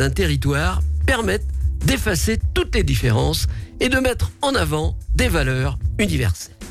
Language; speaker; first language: French; native; French